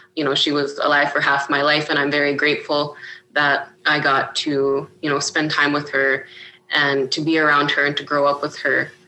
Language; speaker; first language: English; native; English